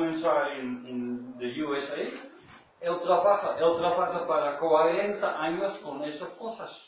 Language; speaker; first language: Spanish; non-native, learner; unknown